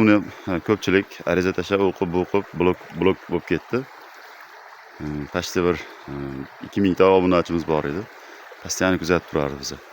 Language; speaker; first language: Uzbek; native; Uzbek